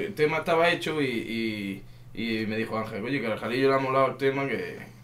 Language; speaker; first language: Spanish; native; Spanish